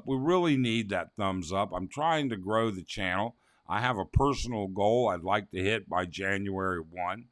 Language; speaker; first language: English; native; English